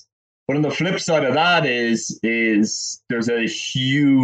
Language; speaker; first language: English; native; English